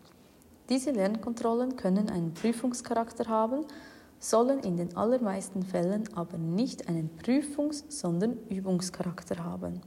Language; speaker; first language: German; native; German